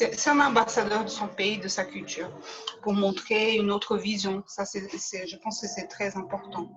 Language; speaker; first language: French; native; French